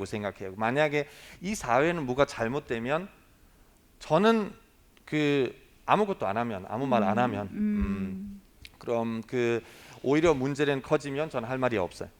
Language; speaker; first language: Korean; non-native, fluent; German